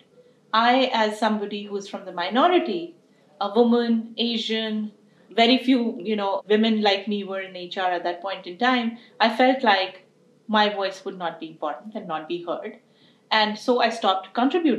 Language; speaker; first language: English; non-native, local second language; Hindi